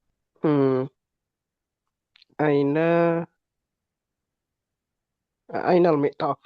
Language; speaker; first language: Arabic; non-native, learner; Indonesian